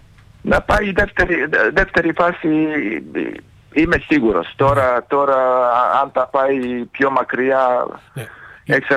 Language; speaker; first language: Greek; non-native, fluent; Serbian